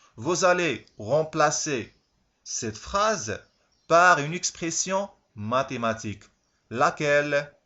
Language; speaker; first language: French; non-native, local second language; Arabic